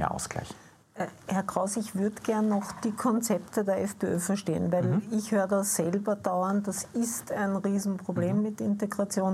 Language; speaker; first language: German; native; German